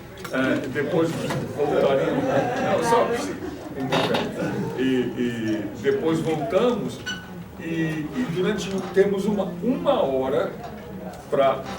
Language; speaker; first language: Portuguese; non-native, fluent; Spanish